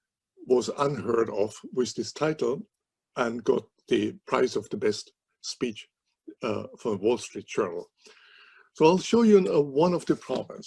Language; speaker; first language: English; non-native, fluent; German